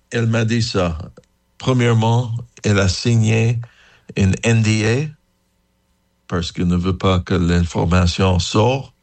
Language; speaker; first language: French; non-native, learner; English